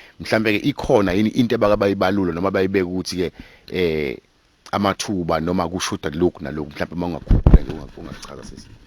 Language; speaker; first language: Zulu; native; Zulu